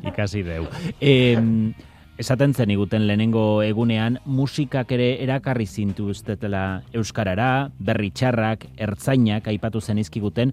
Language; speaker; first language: Basque; native; Basque